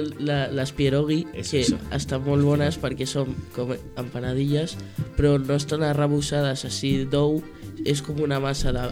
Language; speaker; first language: Catalan; early bilingual, heritage; Catalan